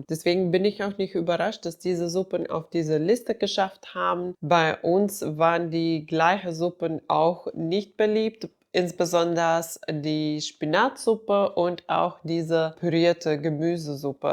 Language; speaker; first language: German; non-native, fluent; Finnish